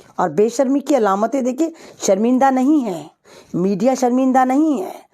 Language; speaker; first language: Urdu; native; Urdu